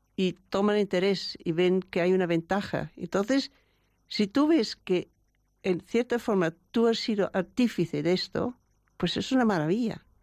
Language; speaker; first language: Spanish; non-native, fluent; German